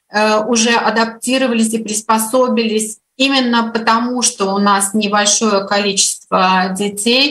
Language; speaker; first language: Russian; native; Russian